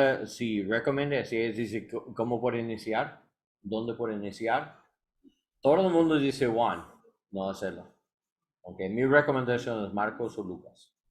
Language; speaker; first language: Spanish; non-native, learner; English